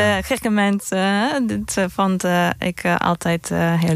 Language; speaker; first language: Dutch; non-native, fluent; Turkish